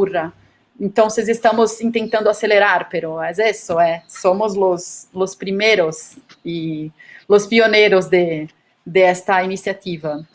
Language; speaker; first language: Spanish; non-native, fluent; Portuguese